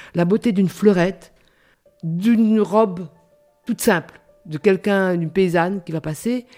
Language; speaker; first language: French; non-native, local second language; Réunion Creole French